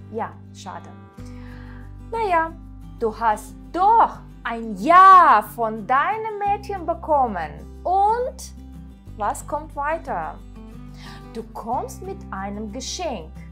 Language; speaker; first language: German; non-native, fluent; Russian